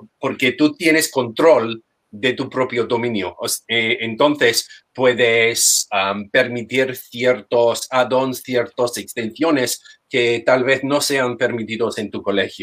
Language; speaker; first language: Spanish; non-native, fluent; English